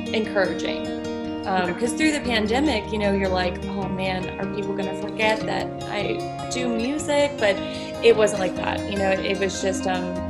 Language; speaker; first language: English; native; English